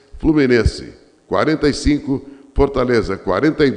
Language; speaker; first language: Portuguese; native; Portuguese